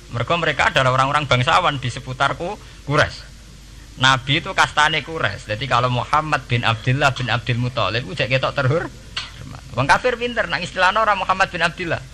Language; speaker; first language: Indonesian; non-native, local second language; Javanese